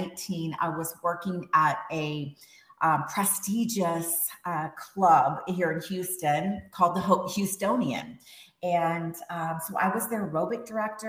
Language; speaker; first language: English; native; English